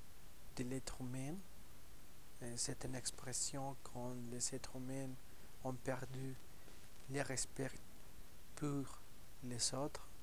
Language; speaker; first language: French; non-native, learner; Spanish